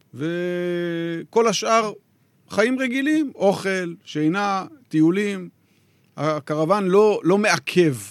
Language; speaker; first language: Hebrew; native; Hebrew